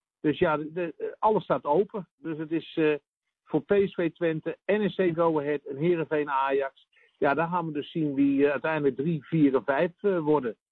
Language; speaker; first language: Dutch; native; Dutch